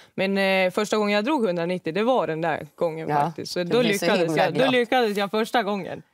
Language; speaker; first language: Swedish; native; Swedish